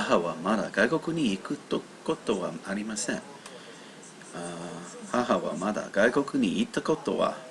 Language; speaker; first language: Japanese; non-native, learner; English